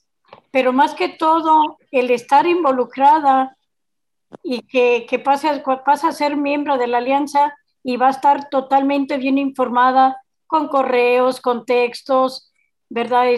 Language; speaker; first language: Spanish; native; Spanish